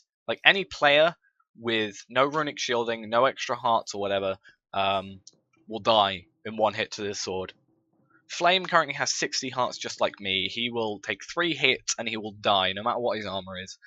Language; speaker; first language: English; native; English